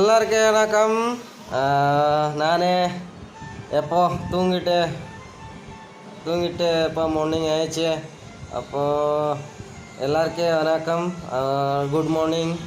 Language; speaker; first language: Tamil; non-native, learner; Assamese